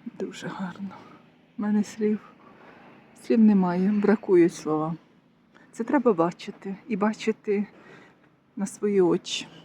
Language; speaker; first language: Ukrainian; native; Ukrainian